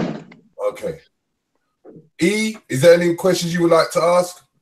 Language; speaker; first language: English; native; English